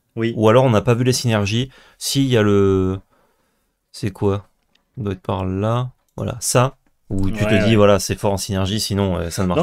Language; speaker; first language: French; native; French